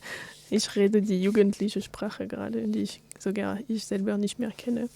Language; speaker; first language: German; non-native, fluent; French